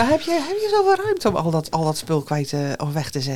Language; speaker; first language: Dutch; native; Dutch